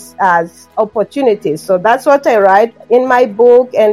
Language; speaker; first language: English; non-native, local second language; Kinyarwanda